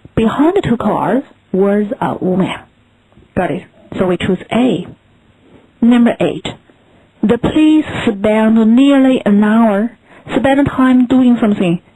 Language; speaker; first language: English; non-native, fluent; Chinese